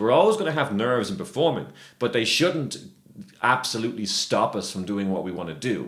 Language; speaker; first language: English; native; English